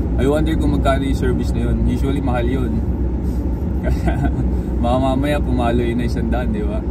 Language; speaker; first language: Filipino; native; Filipino